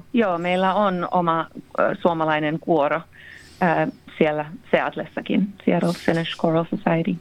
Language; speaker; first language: Finnish; early bilingual, heritage; Finnish